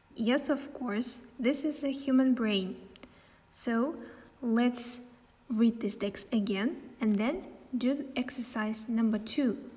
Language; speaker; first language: English; non-native, fluent; Kazakh